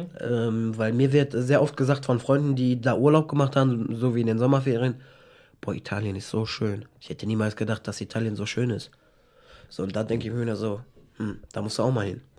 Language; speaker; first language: German; native; German